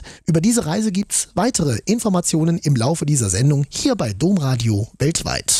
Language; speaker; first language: German; native; German